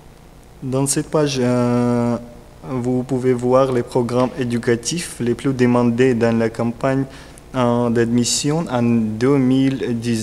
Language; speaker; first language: French; non-native, learner; Russian